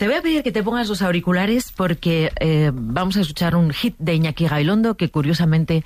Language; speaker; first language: Spanish; native; Spanish